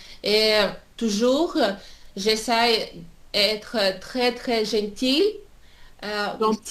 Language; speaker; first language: French; non-native, learner; Russian